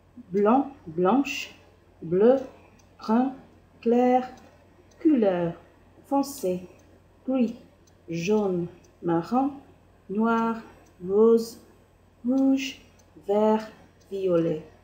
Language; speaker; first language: French; non-native, fluent; English